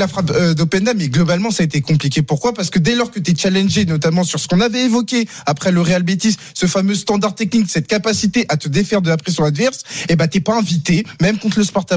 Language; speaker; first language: French; native; French